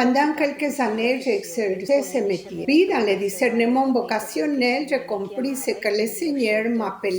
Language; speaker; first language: French; non-native, fluent; Italian